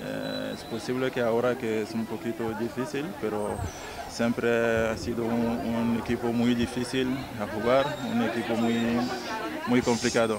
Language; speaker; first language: Spanish; non-native, fluent; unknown